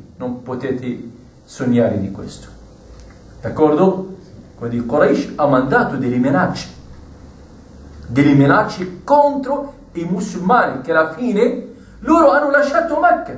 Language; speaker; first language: Italian; non-native, fluent; Arabic